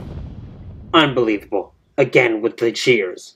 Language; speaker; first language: English; native; English